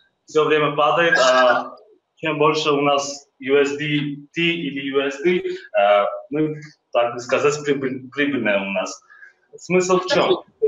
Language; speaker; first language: Russian; non-native, fluent; Armenian